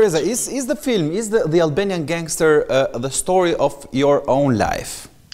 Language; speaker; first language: English; non-native, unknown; Albanian